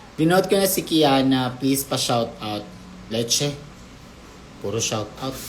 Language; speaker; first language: Filipino; native; Filipino